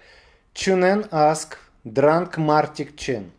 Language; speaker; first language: Armenian; non-native, learner; Russian